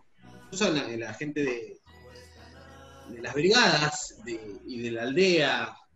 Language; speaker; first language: Spanish; native; Spanish